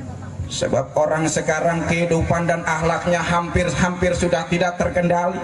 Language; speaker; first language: Indonesian; native; Indonesian